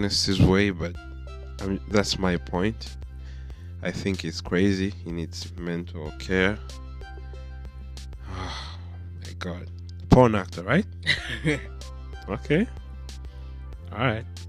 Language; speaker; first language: English; non-native, local second language; Swahili